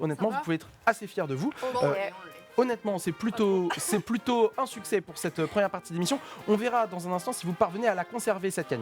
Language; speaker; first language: French; native; French